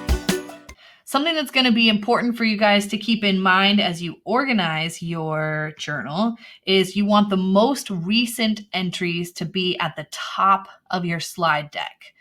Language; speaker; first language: English; native; English